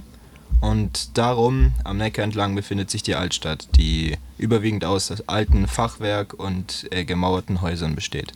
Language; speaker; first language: German; native; German